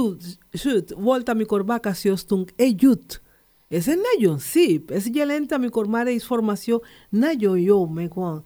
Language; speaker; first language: Hungarian; non-native, fluent; Spanish